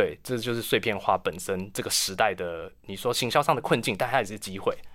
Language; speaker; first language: Chinese; native; Chinese